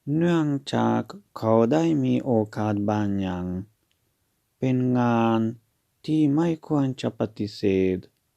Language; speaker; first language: Thai; non-native, fluent; Hungarian